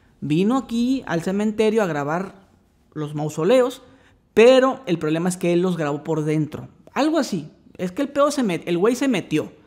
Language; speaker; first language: Spanish; native; Spanish